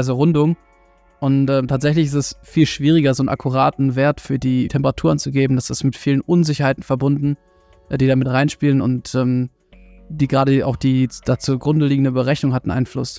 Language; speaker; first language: German; native; German